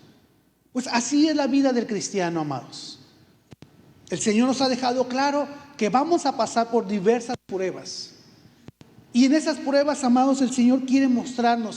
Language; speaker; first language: Spanish; native; Spanish